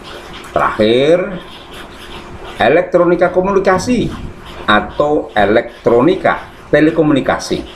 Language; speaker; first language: Indonesian; native; Indonesian